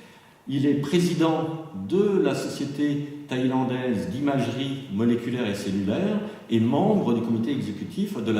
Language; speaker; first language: French; native; French